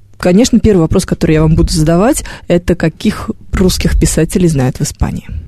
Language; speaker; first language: Russian; native; Russian